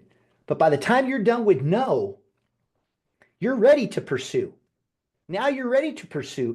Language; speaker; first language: English; native; English